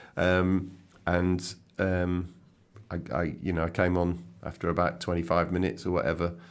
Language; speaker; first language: English; native; English